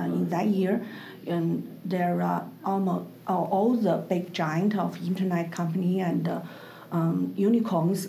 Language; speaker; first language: English; non-native, learner; Chinese